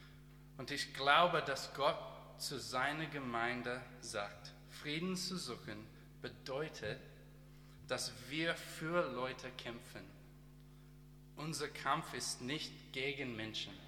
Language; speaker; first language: German; non-native, learner; English